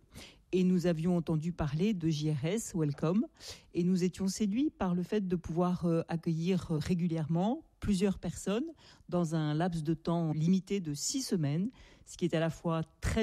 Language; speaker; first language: French; native; French